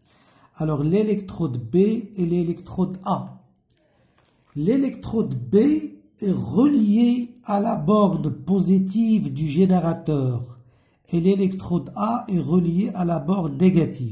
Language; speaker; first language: French; non-native, local second language; Arabic